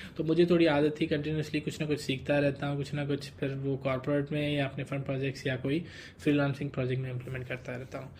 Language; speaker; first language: Urdu; non-native, local second language; Sindhi